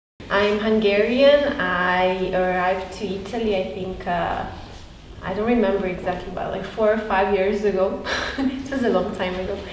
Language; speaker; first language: English; non-native, fluent; Hungarian